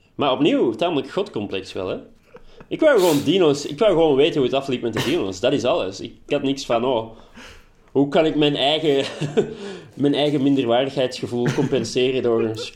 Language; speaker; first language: Dutch; native; Dutch